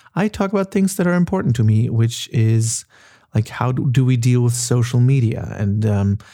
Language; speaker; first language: English; non-native, fluent; German